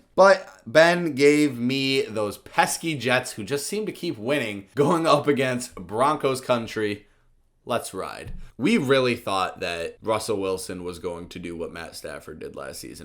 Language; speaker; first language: English; native; English